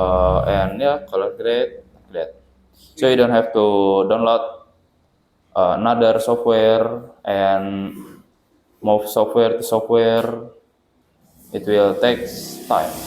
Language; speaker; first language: English; non-native, learner; Indonesian